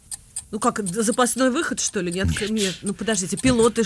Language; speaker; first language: Russian; native; Russian